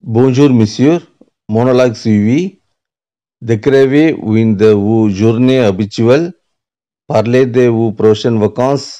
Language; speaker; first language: French; non-native, learner; Tamil